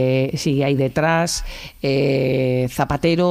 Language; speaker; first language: Spanish; native; Spanish